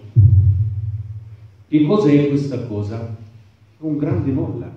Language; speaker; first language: Italian; non-native, fluent; Arabic